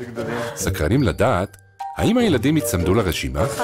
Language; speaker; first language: Hebrew; native; Hebrew